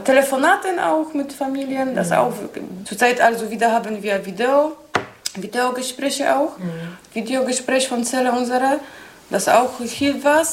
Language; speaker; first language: German; non-native, learner; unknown